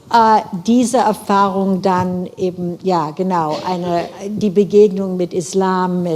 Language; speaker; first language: German; non-native, fluent; English